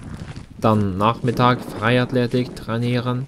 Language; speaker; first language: German; non-native, learner; Norwegian